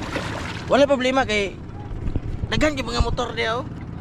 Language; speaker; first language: Filipino; non-native, local second language; Masbatenyo